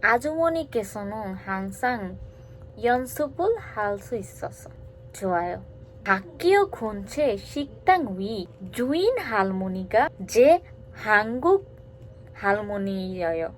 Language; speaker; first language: Korean; non-native, learner; Bangla